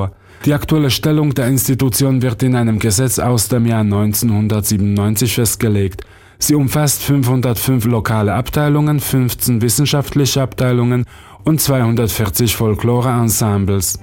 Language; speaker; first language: German; non-native, fluent; Slovak